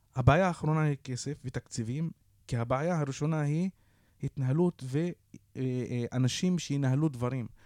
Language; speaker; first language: Hebrew; non-native, local second language; Arabic